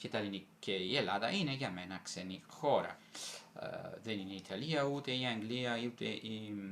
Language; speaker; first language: Greek; non-native, fluent; Italian